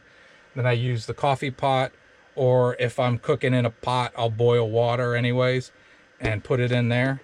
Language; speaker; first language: English; native; English